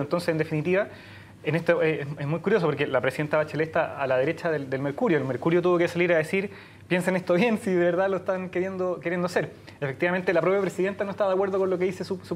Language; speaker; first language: Spanish; native; Spanish